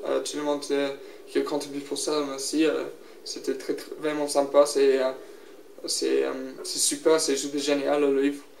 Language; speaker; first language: French; non-native, learner; English